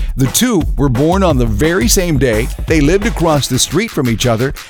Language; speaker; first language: English; early bilingual, other home language; Spanish